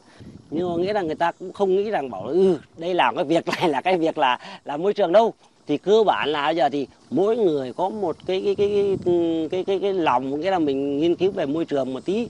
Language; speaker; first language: Vietnamese; native; Vietnamese